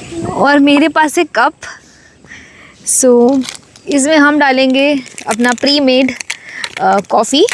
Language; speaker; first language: Hindi; native; Hindi